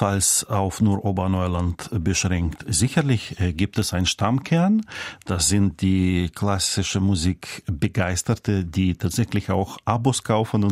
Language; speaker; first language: German; native; German